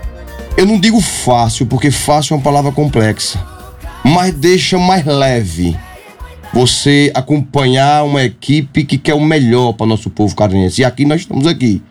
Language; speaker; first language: Portuguese; native; Portuguese